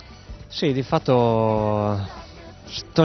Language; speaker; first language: Italian; native; Italian